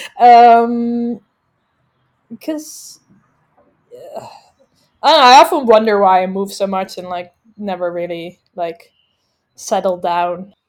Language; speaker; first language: English; non-native, fluent; Dutch